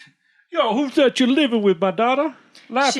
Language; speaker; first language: English; native; English